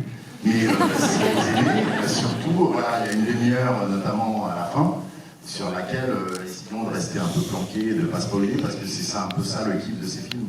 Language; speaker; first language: French; native; French